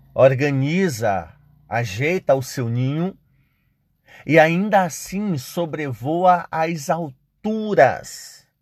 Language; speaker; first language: Portuguese; native; Portuguese